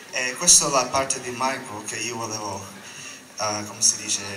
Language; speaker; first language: Italian; non-native, learner; English